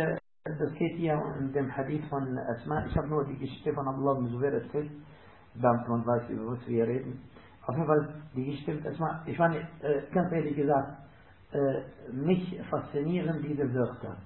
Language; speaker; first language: German; non-native, fluent; Arabic